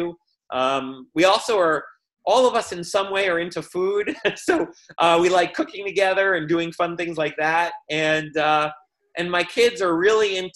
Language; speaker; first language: English; native; English